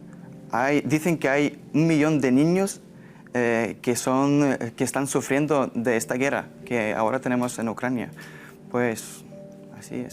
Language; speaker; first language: Spanish; non-native, learner; Ukrainian